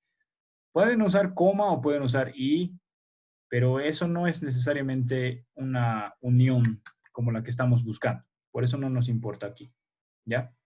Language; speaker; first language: Spanish; native; Spanish